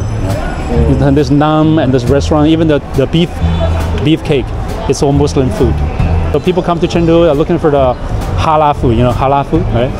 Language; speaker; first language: English; non-native, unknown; Chinese